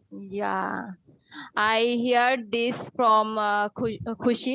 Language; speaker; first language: English; non-native, learner; Bangla